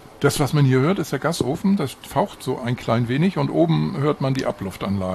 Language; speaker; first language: German; native; German